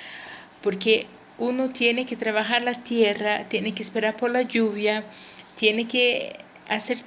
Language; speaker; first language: Spanish; non-native, fluent; Portuguese